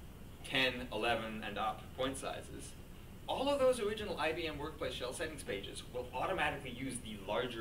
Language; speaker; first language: English; native; English